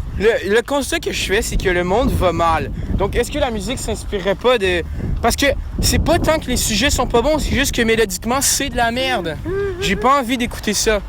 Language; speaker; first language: French; native; French